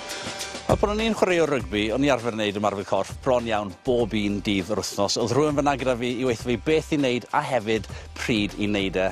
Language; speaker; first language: Welsh; native; Welsh